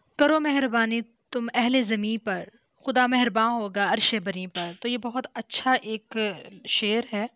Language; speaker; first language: Urdu; native; Urdu